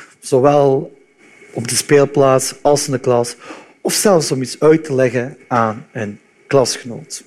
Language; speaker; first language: Dutch; early bilingual, other home language; Turkish